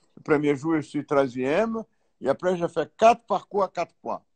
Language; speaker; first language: French; non-native, fluent; Portuguese